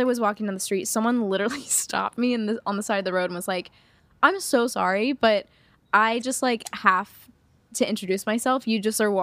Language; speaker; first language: English; native; English